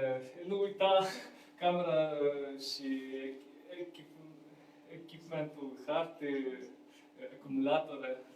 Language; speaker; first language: Romanian; non-native, learner; Ukrainian